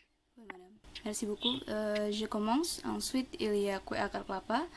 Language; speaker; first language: French; non-native, learner; Indonesian